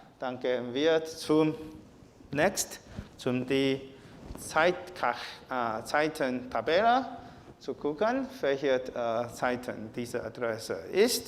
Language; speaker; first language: German; non-native, learner; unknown